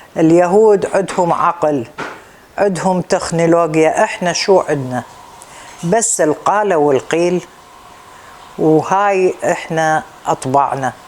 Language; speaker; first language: Arabic; native; Arabic